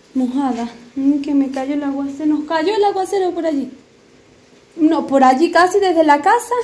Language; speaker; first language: Spanish; non-native, fluent; Portuguese